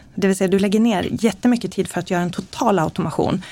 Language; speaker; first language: Swedish; native; Swedish